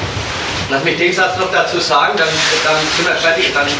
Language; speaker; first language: German; native; German